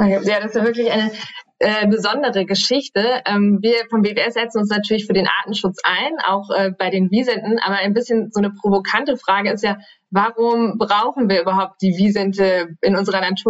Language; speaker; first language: German; native; German